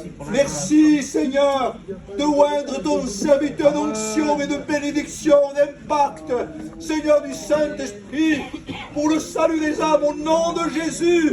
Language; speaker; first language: French; native; French